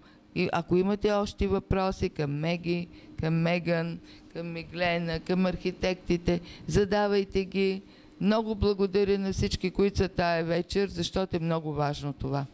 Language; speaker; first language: Bulgarian; native; Bulgarian